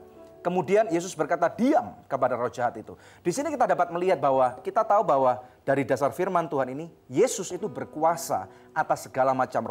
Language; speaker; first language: Indonesian; native; Indonesian